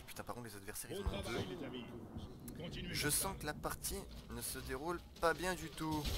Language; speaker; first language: French; native; French